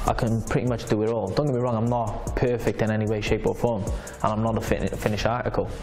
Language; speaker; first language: English; native; English